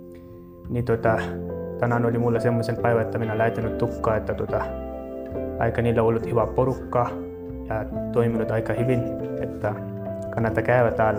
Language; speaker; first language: Finnish; non-native, learner; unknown